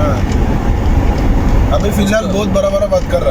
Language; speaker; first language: Hindi; non-native, learner; Bangla